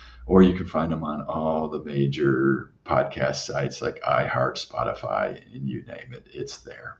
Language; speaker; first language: English; native; English